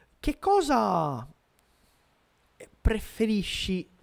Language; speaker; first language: Italian; non-native, fluent; Portuguese